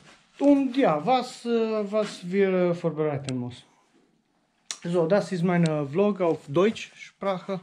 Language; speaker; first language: German; non-native, learner; Romanian